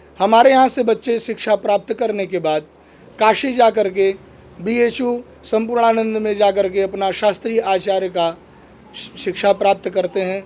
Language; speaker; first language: Hindi; native; Hindi